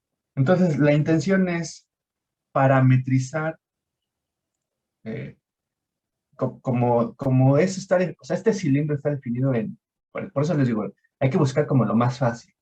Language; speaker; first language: Spanish; native; Spanish